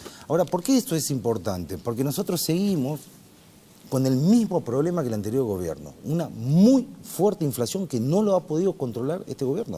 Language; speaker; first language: Spanish; native; Spanish